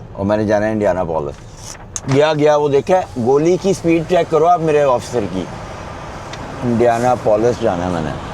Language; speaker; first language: Urdu; non-native, local second language; Punjabi